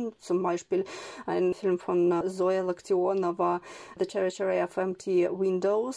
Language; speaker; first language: German; non-native, fluent; Ukrainian